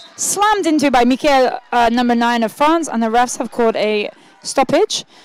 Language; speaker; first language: English; native; English